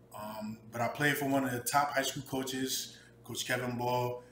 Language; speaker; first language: English; native; English